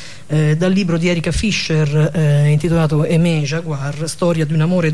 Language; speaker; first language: Italian; native; Italian